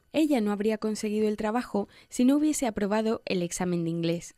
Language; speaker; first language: Spanish; native; Spanish